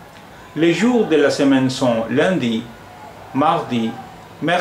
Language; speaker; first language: French; non-native, fluent; Urdu